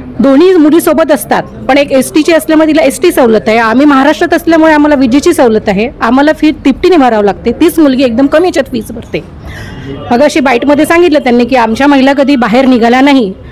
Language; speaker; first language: Marathi; non-native, local second language; Lambadi